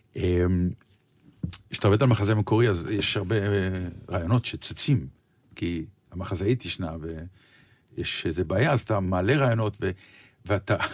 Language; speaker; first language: Hebrew; native; Hebrew